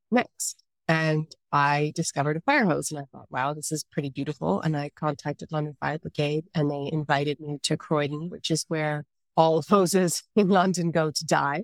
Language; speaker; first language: English; native; English